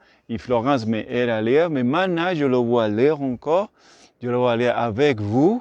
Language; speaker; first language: French; non-native, learner; Spanish